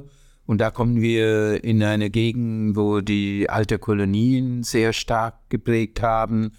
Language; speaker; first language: German; non-native, learner; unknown